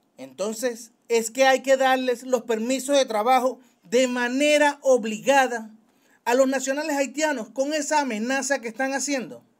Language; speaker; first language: Spanish; native; Spanish